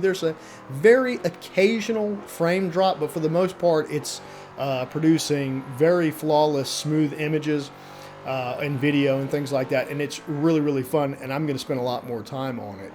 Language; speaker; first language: English; native; English